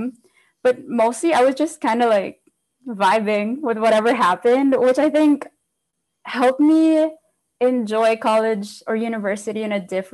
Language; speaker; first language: English; non-native, local second language; Filipino